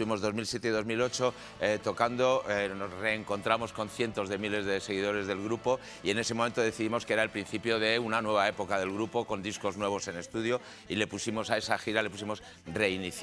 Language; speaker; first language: Spanish; native; Spanish